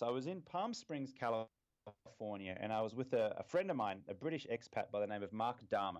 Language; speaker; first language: English; native; English